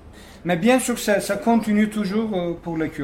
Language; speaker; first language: French; non-native, fluent; Kurdish